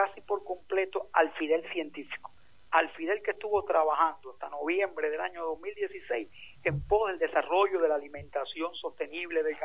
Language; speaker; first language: Spanish; native; Spanish